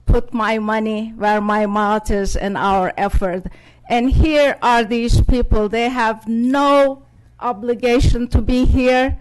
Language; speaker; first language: English; non-native, fluent; Turkish